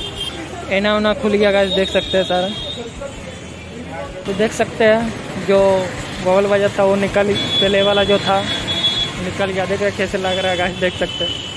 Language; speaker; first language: Hindi; native; Hindi